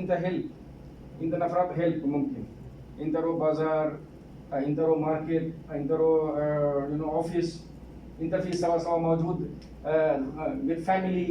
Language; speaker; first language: Arabic; non-native, learner; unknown